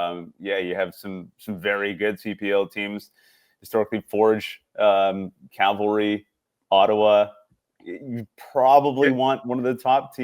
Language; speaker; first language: English; native; English